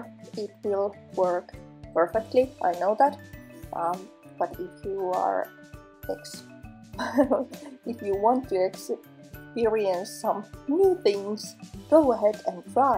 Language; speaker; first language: English; non-native, fluent; Finnish